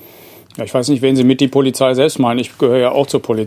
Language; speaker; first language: German; native; German